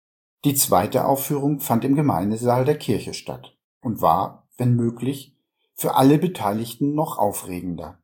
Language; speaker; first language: German; native; German